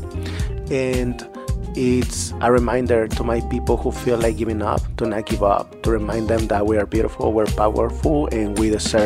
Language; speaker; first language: English; non-native, fluent; Spanish